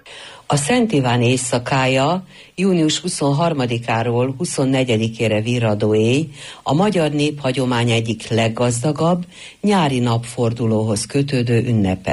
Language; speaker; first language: Hungarian; native; Hungarian